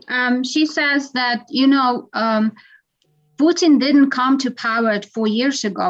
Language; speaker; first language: English; non-native, fluent; Ukrainian